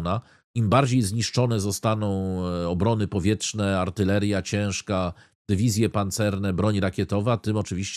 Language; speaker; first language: Polish; native; Polish